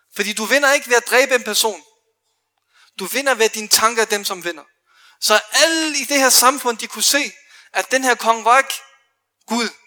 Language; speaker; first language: Danish; early bilingual, other home language; Arabic